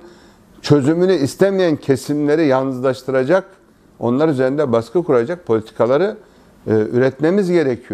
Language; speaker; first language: Turkish; native; Turkish